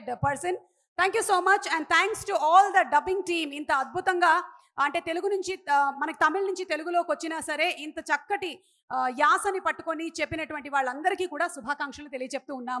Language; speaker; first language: Telugu; native; Telugu